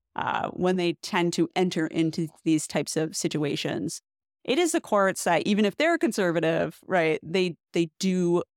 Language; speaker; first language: English; native; English